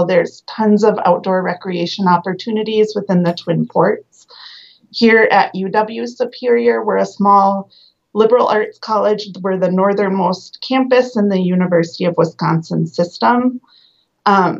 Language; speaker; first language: English; native; English